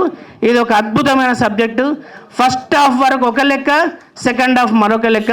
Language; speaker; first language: Telugu; native; Telugu